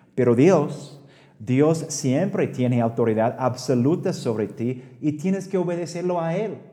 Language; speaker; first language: Spanish; non-native, fluent; English